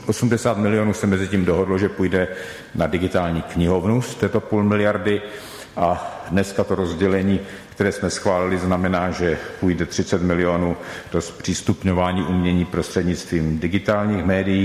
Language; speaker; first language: Czech; native; Czech